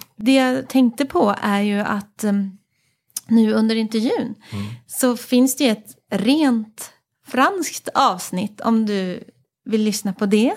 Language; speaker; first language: Swedish; early bilingual, other home language; French